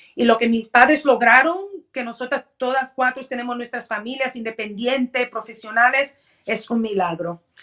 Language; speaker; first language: Spanish; early bilingual, heritage; Spanish